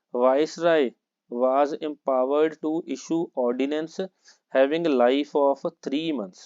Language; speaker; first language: English; non-native, local second language; Punjabi